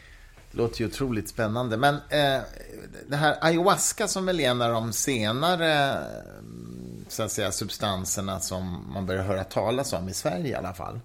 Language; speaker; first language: Swedish; native; Swedish